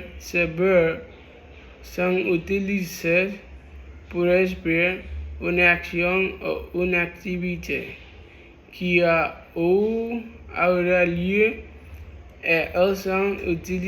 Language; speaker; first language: French; non-native, learner; Spanish